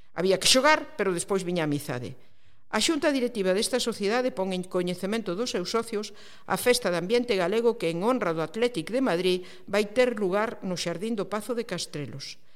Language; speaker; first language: Galician; non-native, local second language; Spanish